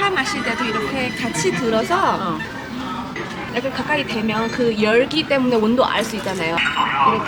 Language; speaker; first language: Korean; non-native, fluent; Chinese